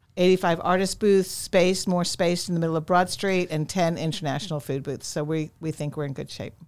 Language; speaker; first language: English; native; English